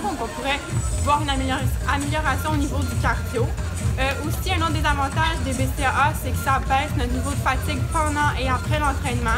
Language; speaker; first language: French; native; French